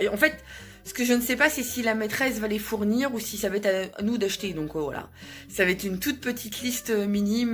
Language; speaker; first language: French; native; French